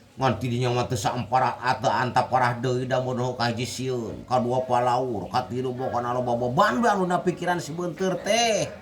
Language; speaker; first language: Sundanese; non-native, fluent; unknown